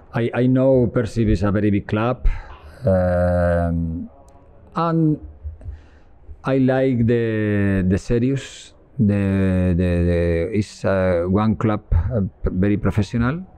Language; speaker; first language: English; non-native, learner; Spanish